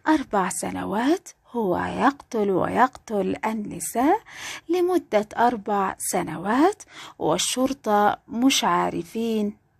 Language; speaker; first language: Arabic; native; Arabic